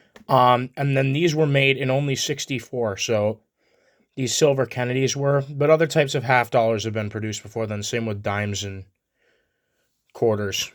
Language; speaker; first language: English; native; English